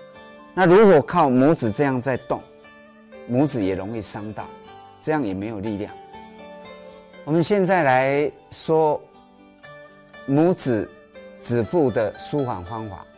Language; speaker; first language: Chinese; native; Chinese